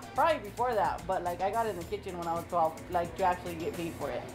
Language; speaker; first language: English; native; English